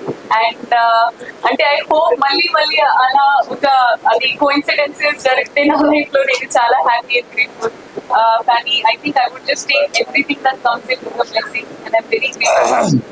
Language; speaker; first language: Telugu; non-native, learner; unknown